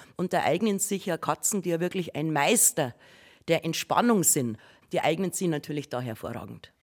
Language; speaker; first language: German; native; German